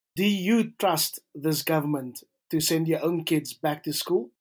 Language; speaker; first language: English; non-native, local second language; Afrikaans